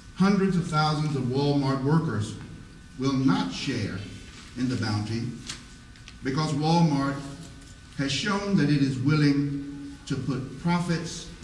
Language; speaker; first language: English; native; English